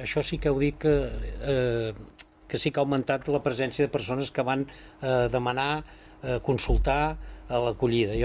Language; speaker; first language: Catalan; native; Catalan